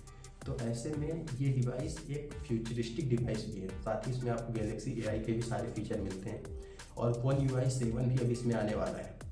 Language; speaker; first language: Hindi; native; Hindi